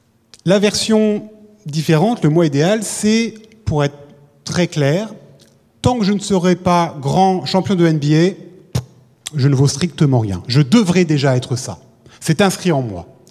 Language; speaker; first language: French; native; French